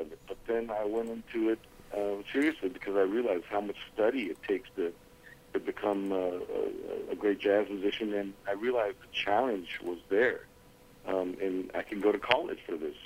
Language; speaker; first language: English; native; English